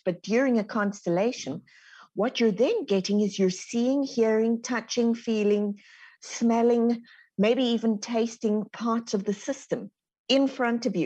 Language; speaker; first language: English; native; English